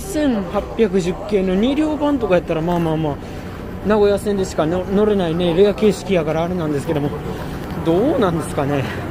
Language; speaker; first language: Japanese; native; Japanese